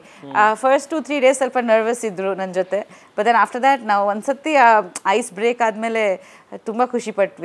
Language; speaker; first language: Kannada; non-native, local second language; Bangla